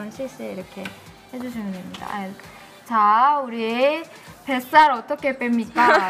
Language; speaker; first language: Korean; native; Korean